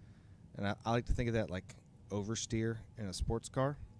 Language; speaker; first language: English; native; English